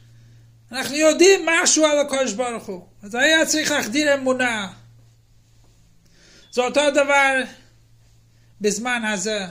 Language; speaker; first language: Hebrew; non-native, fluent; English